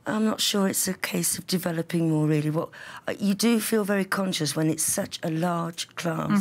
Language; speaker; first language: English; native; English